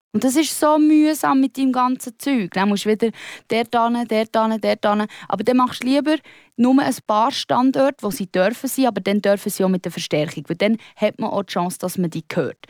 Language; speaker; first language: German; native; German